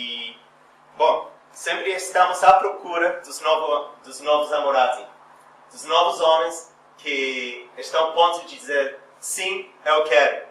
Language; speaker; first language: Portuguese; non-native, fluent; English